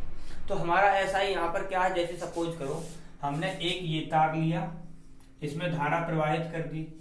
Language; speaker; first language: Hindi; native; Hindi